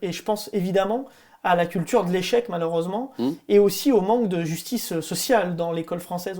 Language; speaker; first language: French; native; French